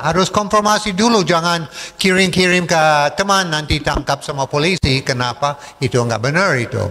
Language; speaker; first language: Indonesian; non-native, fluent; English